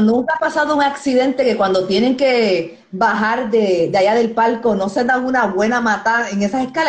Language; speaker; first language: Spanish; native; Spanish